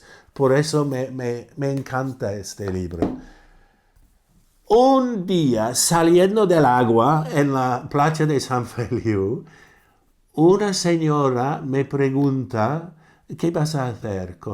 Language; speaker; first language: Spanish; non-native, fluent; English